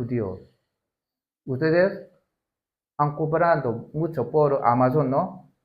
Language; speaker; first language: Spanish; non-native, learner; Korean